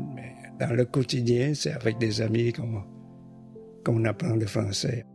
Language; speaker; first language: French; non-native, fluent; Vietnamese